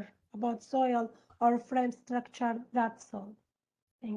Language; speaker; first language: English; non-native, learner; Arabic